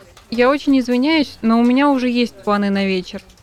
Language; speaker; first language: Russian; native; Russian